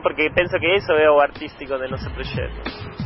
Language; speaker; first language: Portuguese; non-native, learner; Spanish